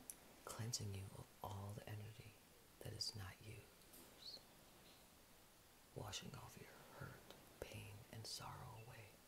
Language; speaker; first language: English; native; English